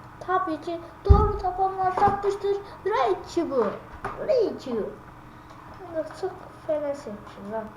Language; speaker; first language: Turkish; non-native, learner; Azerbaijani